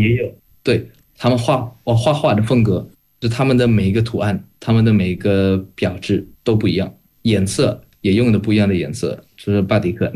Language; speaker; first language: Chinese; non-native, fluent; Indonesian